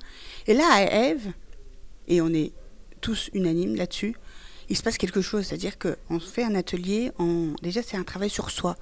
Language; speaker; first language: French; early bilingual, other home language; Persian